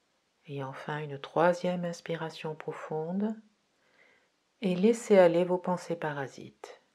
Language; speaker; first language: French; native; French